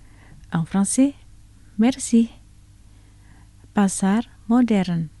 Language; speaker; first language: French; non-native, fluent; Indonesian